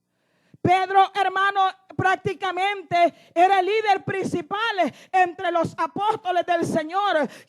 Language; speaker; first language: Spanish; native; Spanish